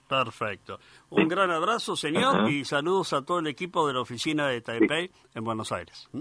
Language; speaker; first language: Spanish; native; Spanish